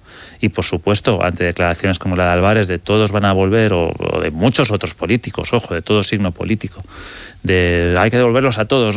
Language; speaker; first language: Spanish; native; Spanish